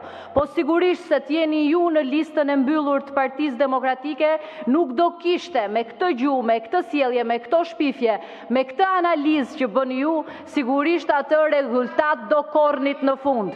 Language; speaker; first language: Albanian; native; Albanian